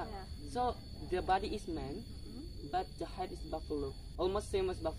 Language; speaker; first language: English; non-native, learner; Indonesian